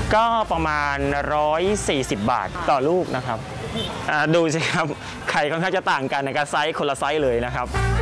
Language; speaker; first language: Thai; non-native, fluent; Khmer